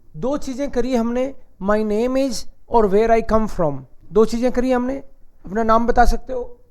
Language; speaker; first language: Hindi; native; Hindi